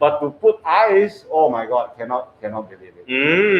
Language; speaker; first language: English; non-native, fluent; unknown